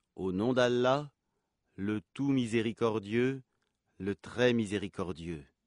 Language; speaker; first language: French; native; French